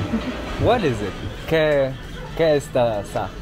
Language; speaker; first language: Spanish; non-native, learner; German